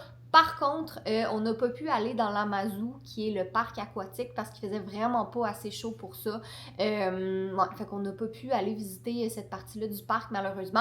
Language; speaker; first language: French; native; French